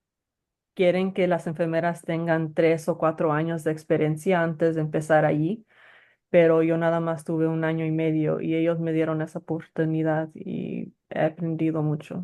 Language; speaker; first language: Spanish; early bilingual, heritage; Spanish